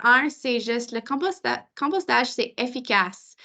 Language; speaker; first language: French; non-native, local second language; English